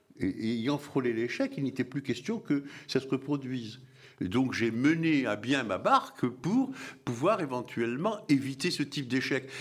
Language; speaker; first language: French; early bilingual, other home language; Arabic